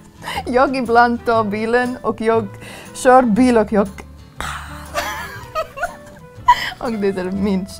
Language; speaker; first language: Swedish; non-native, learner; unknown